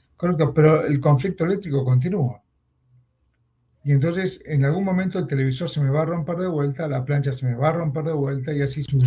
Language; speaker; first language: Spanish; native; Spanish